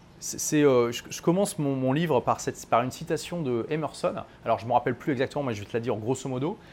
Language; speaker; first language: French; native; French